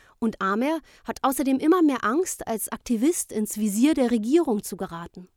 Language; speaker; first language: German; native; German